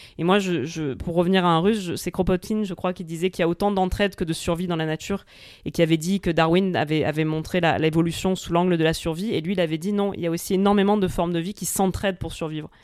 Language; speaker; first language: French; native; French